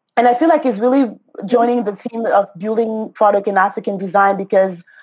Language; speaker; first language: English; non-native, local second language; French